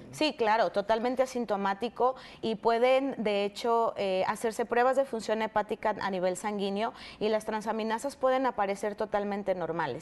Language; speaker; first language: Spanish; native; Spanish